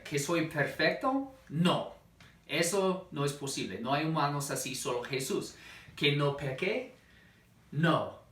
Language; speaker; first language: Spanish; non-native, fluent; English